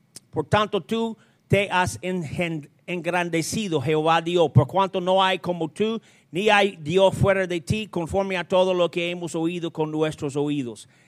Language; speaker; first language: Spanish; non-native, fluent; English